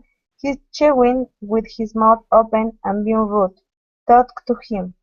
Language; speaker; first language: English; non-native, learner; Spanish